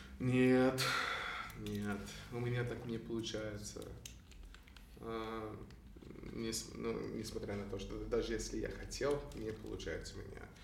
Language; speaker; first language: Russian; non-native, fluent; English